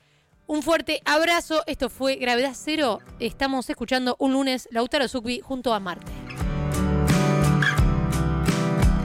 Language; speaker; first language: Spanish; native; Spanish